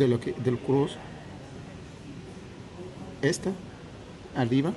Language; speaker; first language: Spanish; non-native, learner; Arabic